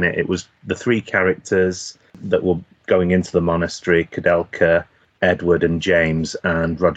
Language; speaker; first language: English; native; English